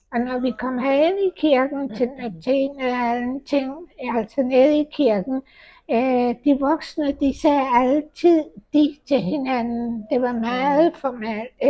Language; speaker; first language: Danish; early bilingual, heritage; Danish